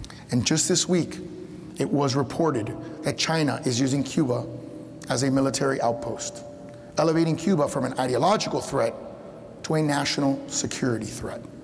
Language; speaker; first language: English; early bilingual, other home language; Spanish